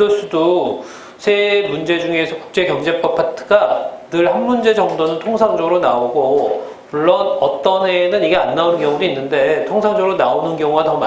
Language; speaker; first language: Korean; native; Korean